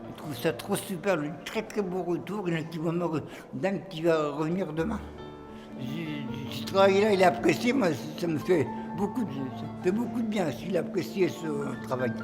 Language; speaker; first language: French; native; French